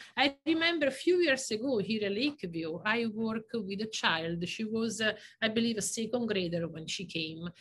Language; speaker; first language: English; non-native, fluent; Italian